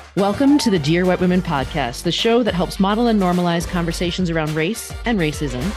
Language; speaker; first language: English; native; English